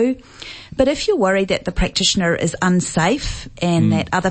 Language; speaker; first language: English; native; English